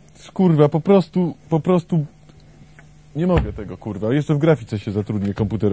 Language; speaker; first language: Polish; native; Polish